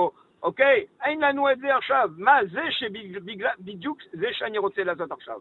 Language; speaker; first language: Hebrew; non-native, learner; French